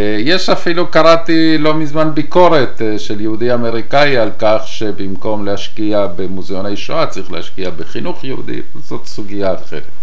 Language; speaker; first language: Hebrew; non-native, fluent; Spanish